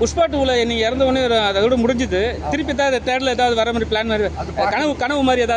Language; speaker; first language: Tamil; native; Tamil